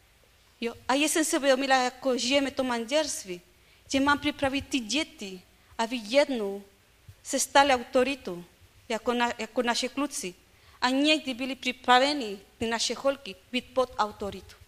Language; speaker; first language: Czech; non-native, learner; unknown